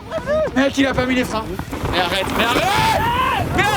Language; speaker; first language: French; native; French